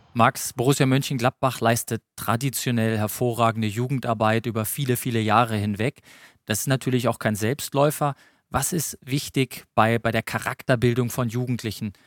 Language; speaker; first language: German; native; German